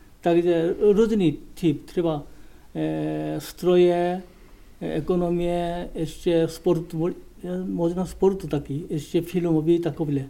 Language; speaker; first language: Czech; non-native, learner; Korean